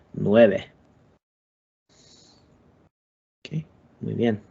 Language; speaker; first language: Spanish; non-native, learner; English